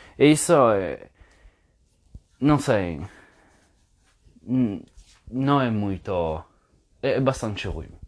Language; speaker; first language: Portuguese; non-native, fluent; Italian